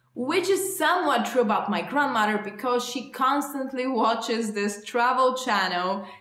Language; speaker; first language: English; non-native, fluent; Bulgarian